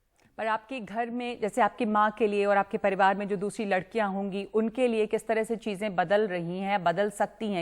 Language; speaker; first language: Hindi; native; Hindi